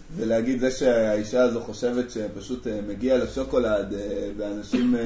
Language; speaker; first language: Hebrew; early bilingual, other home language; Amharic